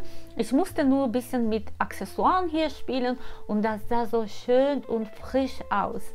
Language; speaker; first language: German; non-native, fluent; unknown